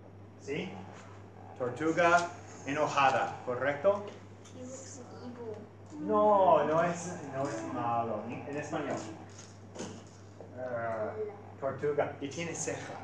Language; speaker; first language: Spanish; non-native, fluent; English